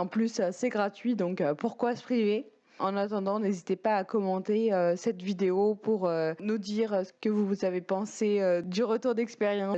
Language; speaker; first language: French; native; French